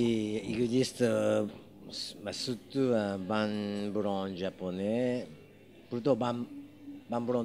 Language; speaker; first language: French; non-native, learner; Japanese